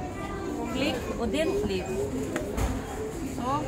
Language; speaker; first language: Swedish; non-native, learner; Filipino